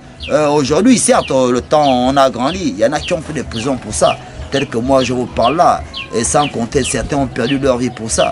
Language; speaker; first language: French; non-native, local second language; Fang